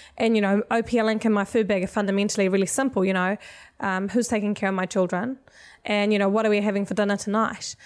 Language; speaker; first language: English; non-native, fluent; Swedish